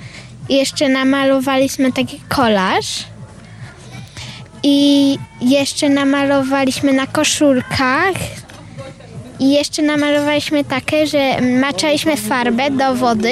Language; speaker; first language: Polish; early bilingual, heritage; Polish